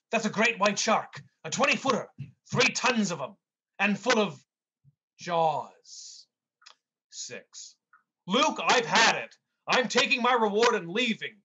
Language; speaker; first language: English; native; English